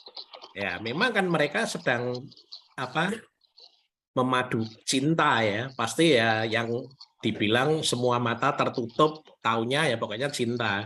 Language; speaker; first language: Malay; native; Malay